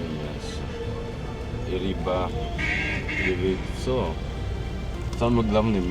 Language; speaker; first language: Russian; non-native, learner; Arabic